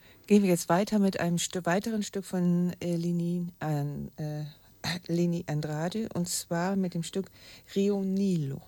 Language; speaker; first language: German; native; German